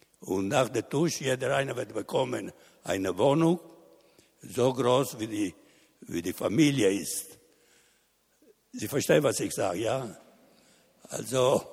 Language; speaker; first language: German; non-native, learner; Italian